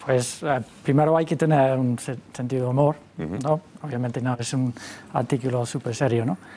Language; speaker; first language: Spanish; non-native, fluent; English